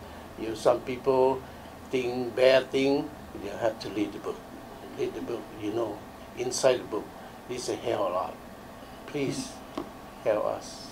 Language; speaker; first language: English; non-native, learner; Lao